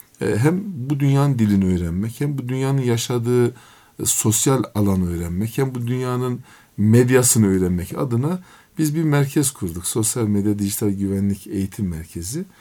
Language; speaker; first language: Turkish; native; Turkish